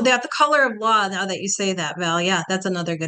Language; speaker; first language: English; early bilingual, other home language; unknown